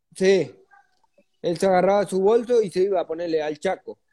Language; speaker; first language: Spanish; native; Spanish